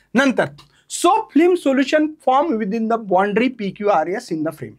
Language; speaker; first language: Hindi; non-native, local second language; Marathi